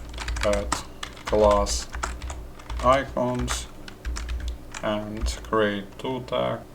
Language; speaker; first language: English; non-native, fluent; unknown